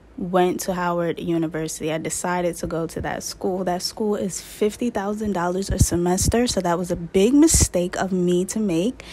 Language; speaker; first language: English; native; English